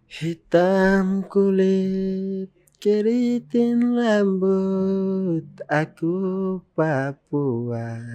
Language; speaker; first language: Indonesian; non-native, local second language; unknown